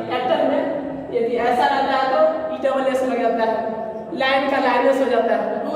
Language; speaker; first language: Hindi; native; Hindi